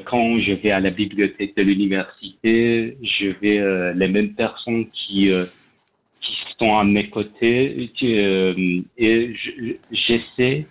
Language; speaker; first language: French; non-native, fluent; Persian